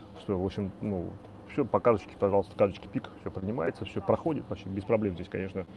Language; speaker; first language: Russian; native; Russian